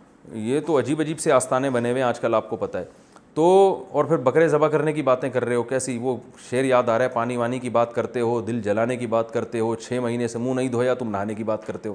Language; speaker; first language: Urdu; native; Urdu